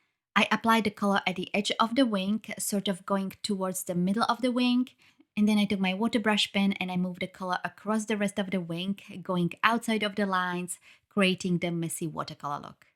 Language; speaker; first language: English; non-native, fluent; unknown